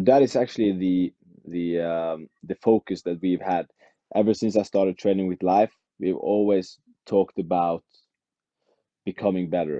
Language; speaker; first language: English; non-native, fluent; Norwegian